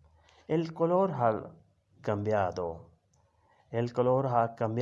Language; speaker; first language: Spanish; non-native, fluent; Urdu